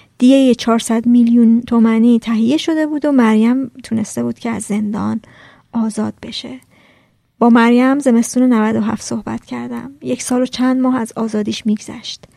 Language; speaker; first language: Persian; native; Persian